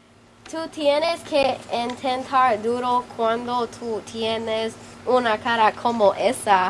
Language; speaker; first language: Spanish; non-native, learner; English